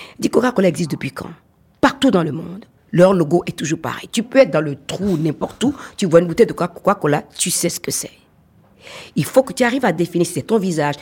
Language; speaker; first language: French; non-native, local second language; Fon